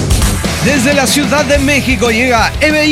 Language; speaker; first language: Spanish; native; Spanish